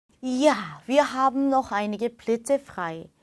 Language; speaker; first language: German; non-native, fluent; Korean